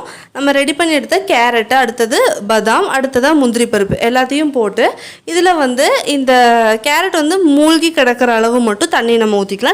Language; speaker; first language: Tamil; native; Tamil